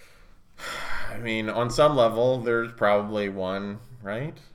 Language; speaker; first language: English; native; English